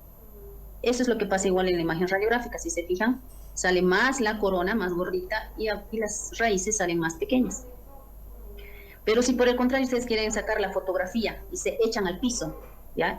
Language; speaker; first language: Spanish; native; Spanish